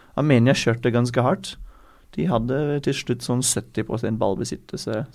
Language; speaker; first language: Norwegian; non-native, fluent; German